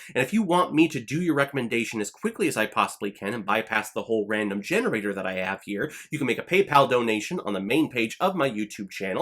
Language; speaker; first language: English; native; English